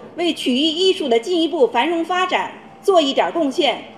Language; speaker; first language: Chinese; native; Chinese